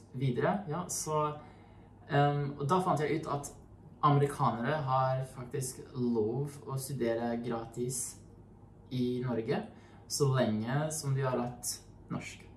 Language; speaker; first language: Norwegian; non-native, fluent; English